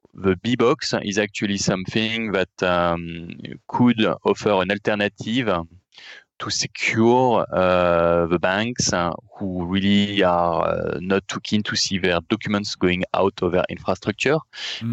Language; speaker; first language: English; non-native, fluent; French